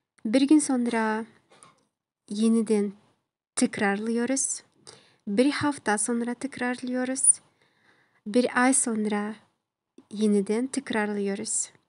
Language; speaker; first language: Turkish; non-native, learner; Kazakh